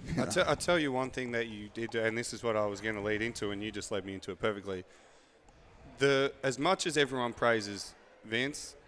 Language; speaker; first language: English; native; English